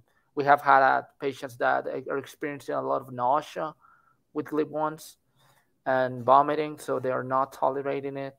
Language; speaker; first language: English; non-native, fluent; Spanish